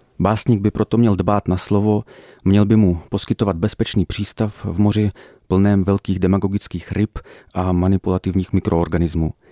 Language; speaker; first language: Czech; early bilingual, other home language; Russian